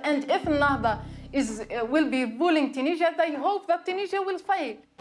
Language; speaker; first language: English; non-native, fluent; Arabic